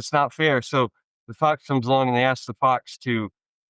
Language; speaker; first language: English; native; English